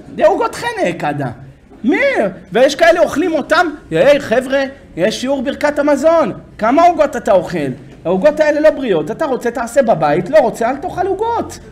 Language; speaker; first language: Hebrew; native; Hebrew